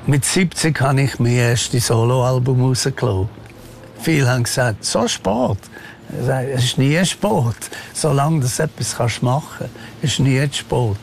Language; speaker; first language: German; non-native, fluent; Maltese